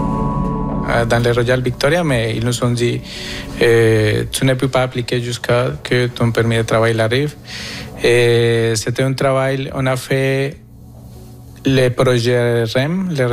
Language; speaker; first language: French; non-native, fluent; Spanish